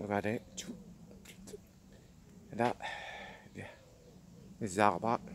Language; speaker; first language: French; non-native, fluent; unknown